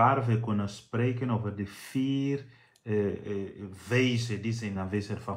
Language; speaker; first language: Dutch; non-native, fluent; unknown